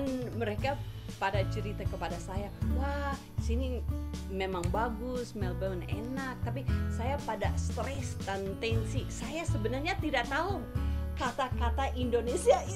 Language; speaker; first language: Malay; non-native, fluent; English